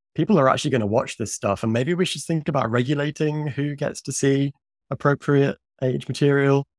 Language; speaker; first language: English; native; English